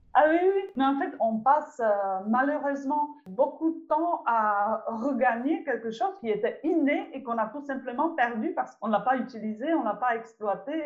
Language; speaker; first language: French; non-native, fluent; Czech